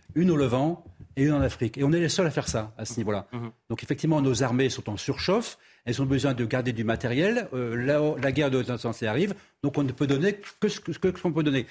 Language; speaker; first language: French; native; French